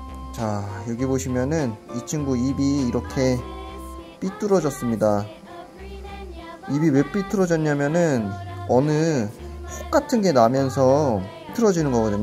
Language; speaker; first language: Korean; native; Korean